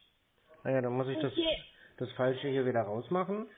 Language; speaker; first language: German; native; German